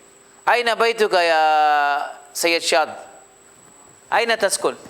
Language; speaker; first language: Arabic; non-native, fluent; Urdu